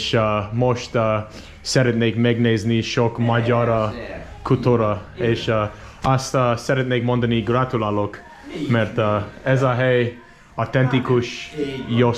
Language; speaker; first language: Hungarian; non-native, learner; English